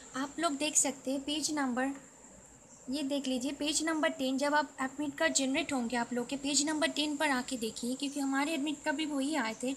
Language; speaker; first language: Hindi; non-native, local second language; Bangla